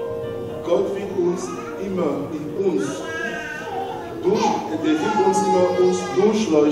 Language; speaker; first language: German; non-native, learner; French